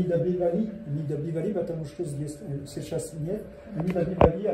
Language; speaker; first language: Russian; non-native, learner; French